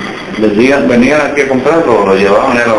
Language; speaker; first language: Spanish; native; Spanish